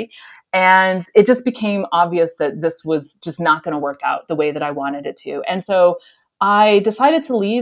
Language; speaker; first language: English; native; English